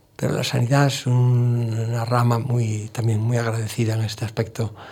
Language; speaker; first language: Spanish; native; Spanish